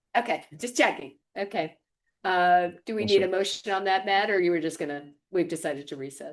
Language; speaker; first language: English; native; English